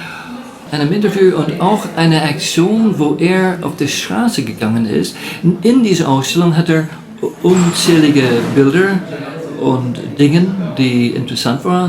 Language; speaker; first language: German; non-native, fluent; English